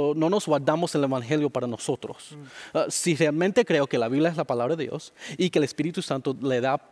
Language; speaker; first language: Spanish; early bilingual, heritage; Spanish